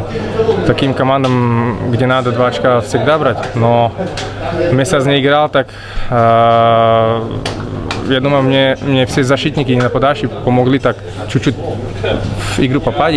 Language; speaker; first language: Russian; non-native, learner; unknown